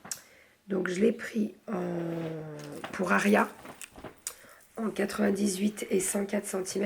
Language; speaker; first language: French; native; French